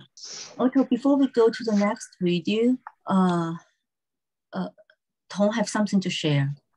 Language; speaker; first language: English; non-native, fluent; Chinese